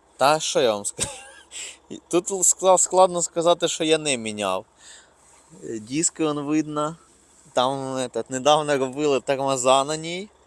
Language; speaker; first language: Ukrainian; non-native, local second language; Russian